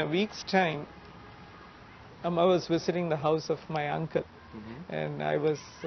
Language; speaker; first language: English; non-native, local second language; Malayalam